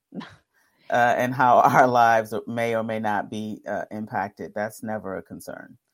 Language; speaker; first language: English; native; English